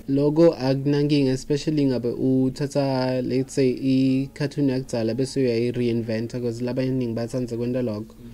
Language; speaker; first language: Zulu; non-native, local second language; Swati